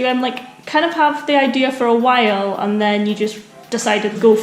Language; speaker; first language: English; native; English